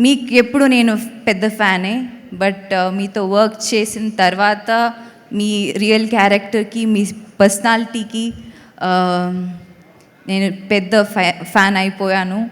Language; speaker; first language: Telugu; non-native, learner; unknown